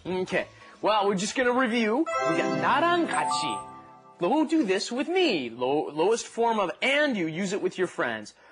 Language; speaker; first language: English; native; English